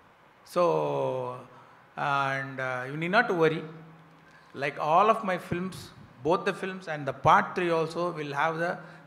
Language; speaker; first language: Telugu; non-native, local second language; Tamil